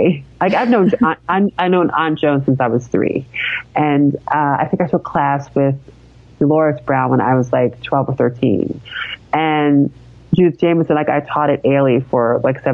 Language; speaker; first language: English; native; English